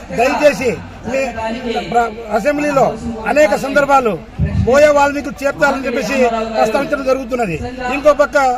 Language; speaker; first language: Telugu; non-native, local second language; Lambadi